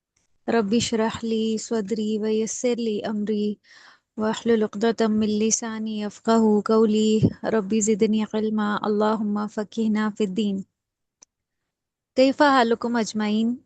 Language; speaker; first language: Arabic; non-native, fluent; Urdu